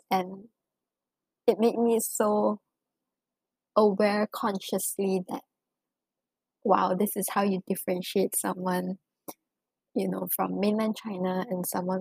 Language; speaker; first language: English; non-native, local second language; Chinese